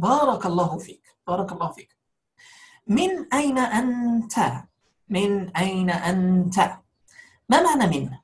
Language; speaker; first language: Arabic; non-native, fluent; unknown